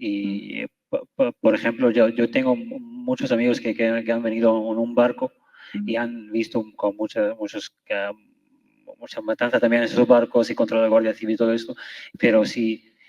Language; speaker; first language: Spanish; non-native, fluent; Arabic